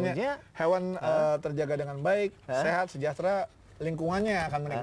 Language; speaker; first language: Indonesian; native; Indonesian